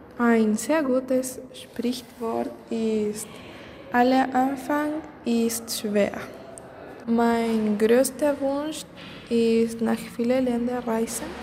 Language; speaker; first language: German; non-native, learner; Spanish